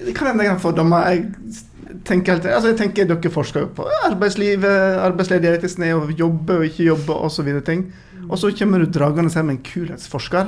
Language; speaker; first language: Norwegian; native; Norwegian